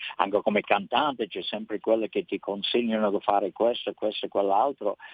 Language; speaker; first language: Italian; non-native, fluent; English